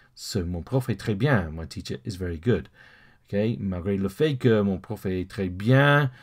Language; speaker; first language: French; non-native, fluent; English